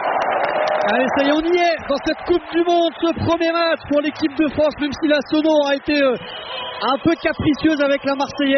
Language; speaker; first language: French; native; French